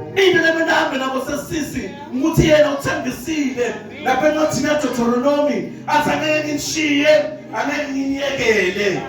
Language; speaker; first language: Zulu; non-native, local second language; Swati